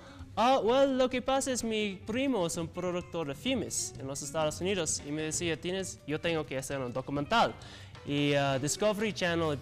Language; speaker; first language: Spanish; non-native, learner; English